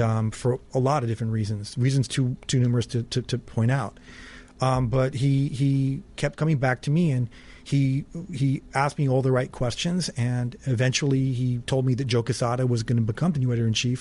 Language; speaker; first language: English; native; English